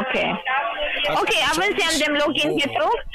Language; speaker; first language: German; non-native, learner; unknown